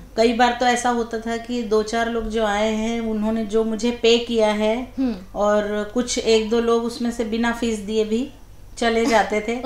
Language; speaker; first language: Hindi; native; Hindi